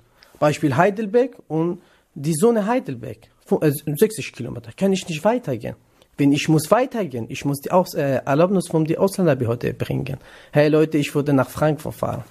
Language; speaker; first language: German; non-native, learner; Kurdish